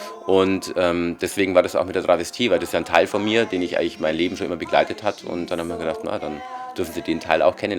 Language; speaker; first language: German; native; German